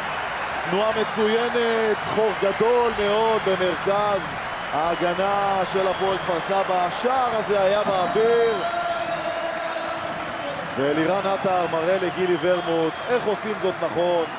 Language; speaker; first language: Hebrew; native; Hebrew